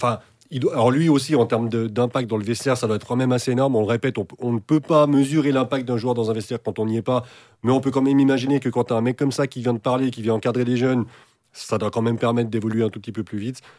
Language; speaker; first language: French; native; French